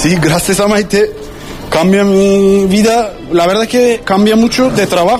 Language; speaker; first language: Spanish; non-native, learner; Turkish